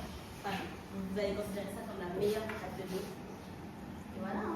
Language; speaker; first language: French; non-native, learner; Malagasy